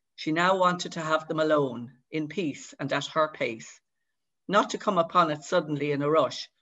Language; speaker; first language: English; native; English